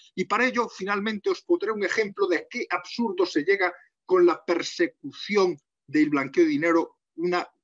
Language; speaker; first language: Spanish; native; Spanish